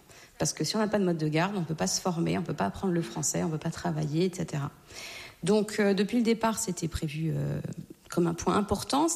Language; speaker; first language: French; native; French